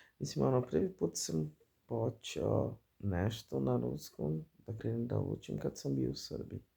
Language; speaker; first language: Bosnian; non-native, fluent; Portuguese